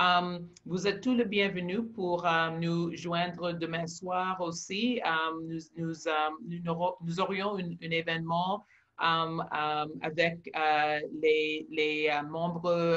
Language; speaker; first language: French; non-native, local second language; English